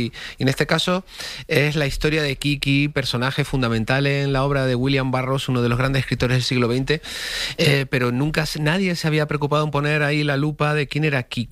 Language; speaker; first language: Spanish; native; Spanish